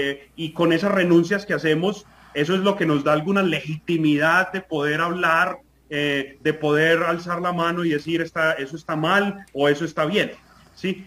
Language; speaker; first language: Spanish; native; Spanish